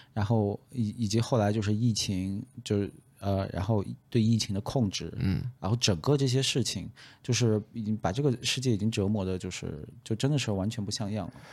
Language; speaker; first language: Chinese; non-native, local second language; Uyghur